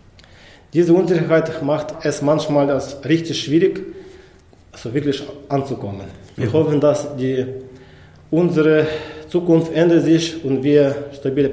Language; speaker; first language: German; non-native, fluent; Ukrainian